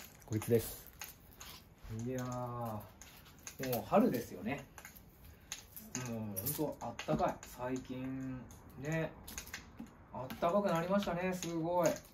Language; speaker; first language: Japanese; native; Japanese